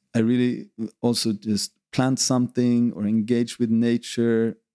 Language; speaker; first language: English; non-native, fluent; Swedish